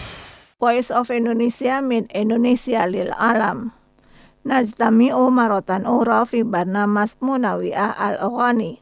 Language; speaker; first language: Arabic; non-native, fluent; Indonesian